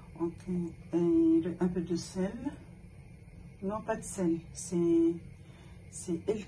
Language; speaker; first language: French; non-native, local second language; Arabic